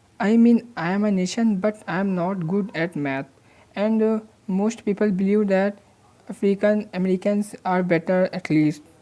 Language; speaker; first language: English; non-native, local second language; Hindi